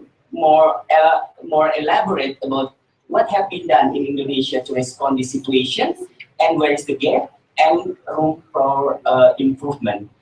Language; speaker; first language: English; non-native, learner; Indonesian